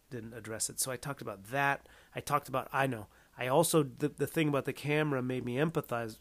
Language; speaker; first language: English; native; English